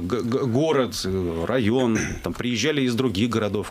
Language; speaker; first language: Russian; native; Russian